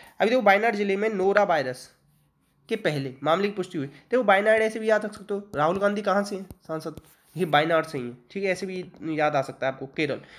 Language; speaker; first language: Hindi; native; Hindi